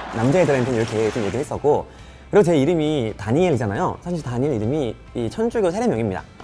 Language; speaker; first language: Korean; native; Korean